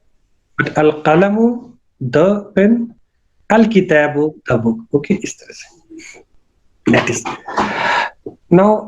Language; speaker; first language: English; non-native, local second language; Urdu